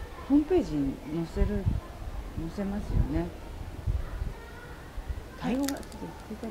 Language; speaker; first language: Japanese; native; Japanese